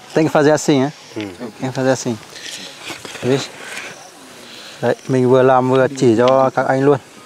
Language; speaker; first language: Vietnamese; native; Vietnamese